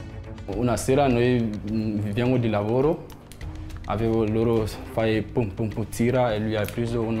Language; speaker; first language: Italian; non-native, learner; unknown